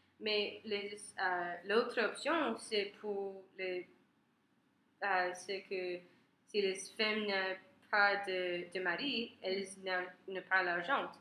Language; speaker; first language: French; non-native, learner; English